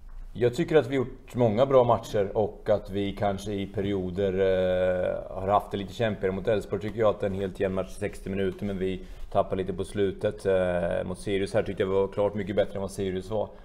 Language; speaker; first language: Swedish; native; Swedish